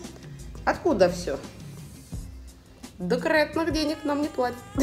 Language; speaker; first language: Russian; native; Russian